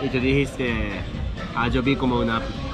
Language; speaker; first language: Spanish; non-native, learner; Japanese